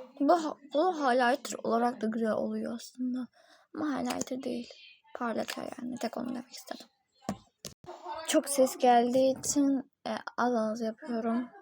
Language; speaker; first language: Turkish; native; Turkish